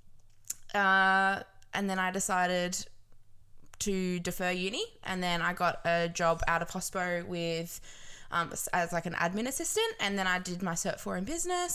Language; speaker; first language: English; native; English